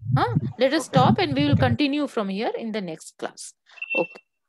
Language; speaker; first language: English; non-native, local second language; Bangla